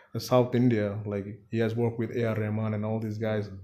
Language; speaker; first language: English; non-native, local second language; Bangla